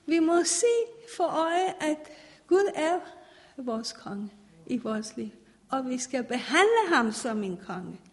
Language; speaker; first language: Danish; non-native, fluent; Persian